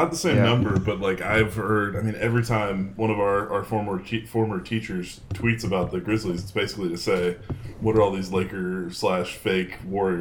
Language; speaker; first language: English; native; English